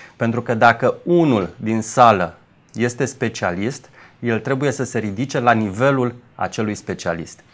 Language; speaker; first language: Romanian; native; Romanian